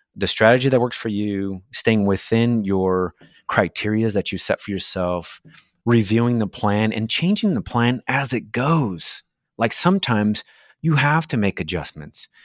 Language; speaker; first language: English; non-native, fluent; Portuguese